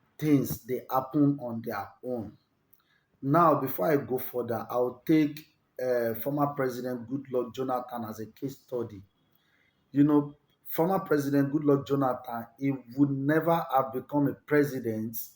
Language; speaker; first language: Nigerian Pidgin; non-native, local second language; Yoruba